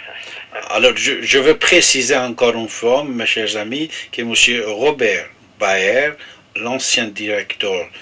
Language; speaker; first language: French; non-native, fluent; Persian